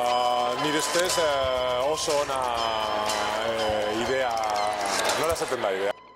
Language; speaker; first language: Basque; non-native, learner; Spanish